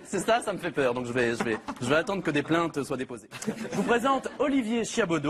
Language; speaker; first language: French; native; French